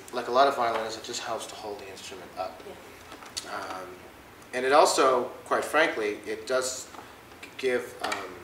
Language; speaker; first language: English; native; English